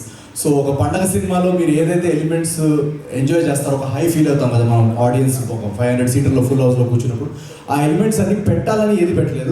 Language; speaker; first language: Telugu; native; Telugu